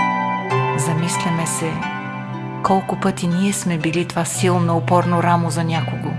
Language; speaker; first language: Bulgarian; native; Bulgarian